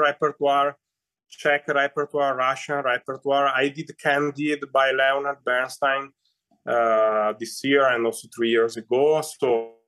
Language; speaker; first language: English; non-native, fluent; Italian